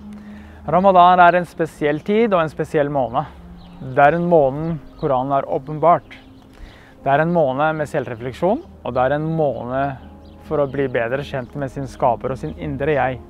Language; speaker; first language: Norwegian; early bilingual, other home language; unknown